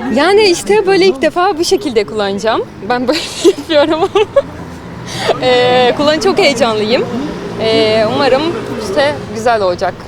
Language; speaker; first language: Turkish; non-native, fluent; Portuguese